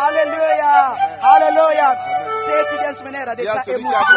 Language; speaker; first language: Swedish; non-native, learner; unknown